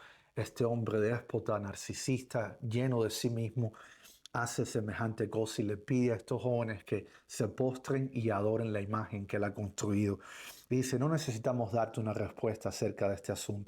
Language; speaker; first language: Spanish; native; Spanish